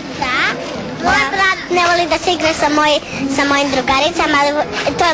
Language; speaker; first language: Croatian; early bilingual, heritage; Serbian